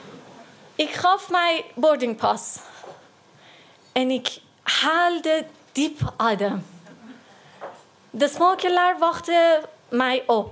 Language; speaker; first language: Dutch; non-native, learner; Persian